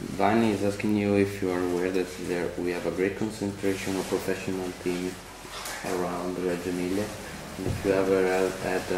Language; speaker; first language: English; non-native, fluent; Italian